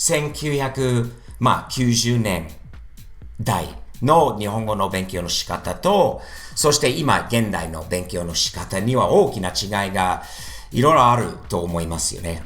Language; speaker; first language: Japanese; non-native, fluent; English